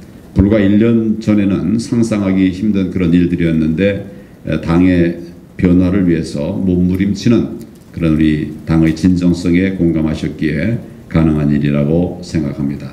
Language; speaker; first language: Korean; native; Korean